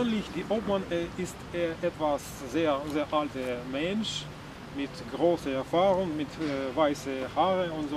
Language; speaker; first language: German; non-native, learner; Russian